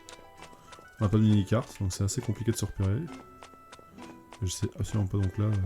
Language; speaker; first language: French; native; French